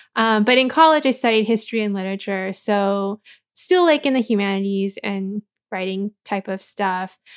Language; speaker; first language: English; native; English